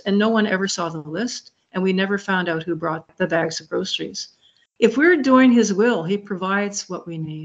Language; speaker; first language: English; native; English